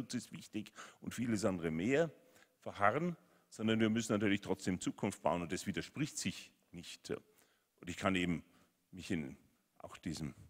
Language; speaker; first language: German; native; German